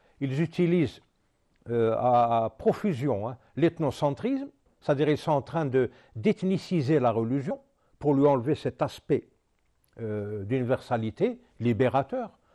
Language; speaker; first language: French; non-native, local second language; Arabic